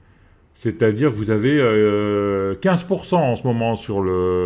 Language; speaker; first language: French; native; French